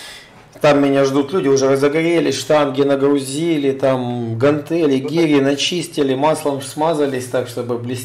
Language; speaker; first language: Russian; native; Russian